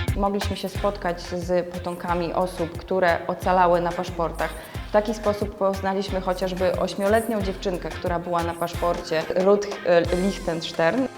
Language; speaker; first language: Polish; native; Polish